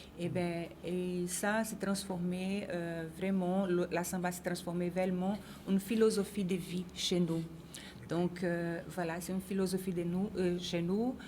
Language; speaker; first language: French; non-native, fluent; Portuguese